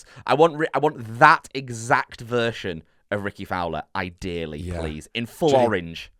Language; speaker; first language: English; native; English